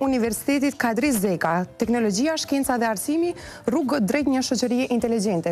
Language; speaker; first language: Albanian; native; Albanian